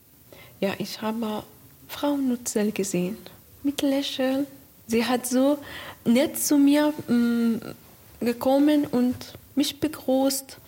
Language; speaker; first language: German; non-native, learner; Persian